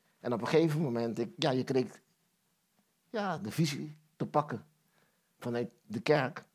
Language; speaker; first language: Dutch; non-native, local second language; Papiamento